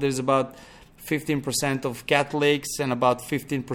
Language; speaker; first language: English; non-native, fluent; Serbian